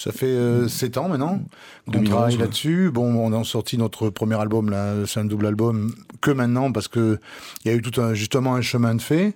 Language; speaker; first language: French; native; French